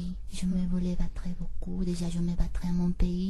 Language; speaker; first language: French; non-native, fluent; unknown